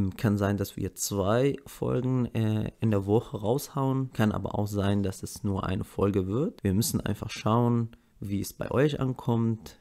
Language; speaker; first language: German; non-native, fluent; Arabic